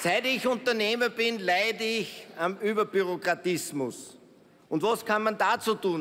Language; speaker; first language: German; native; German